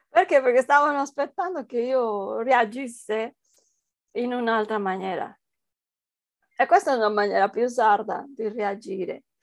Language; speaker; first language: Italian; non-native, fluent; Spanish